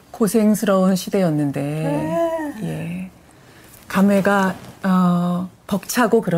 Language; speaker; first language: Korean; native; Korean